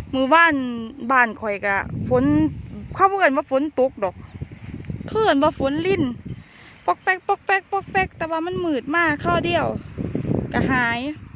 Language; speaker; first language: Thai; native; Thai